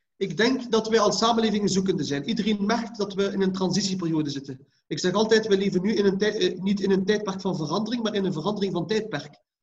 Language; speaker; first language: Dutch; early bilingual, other home language; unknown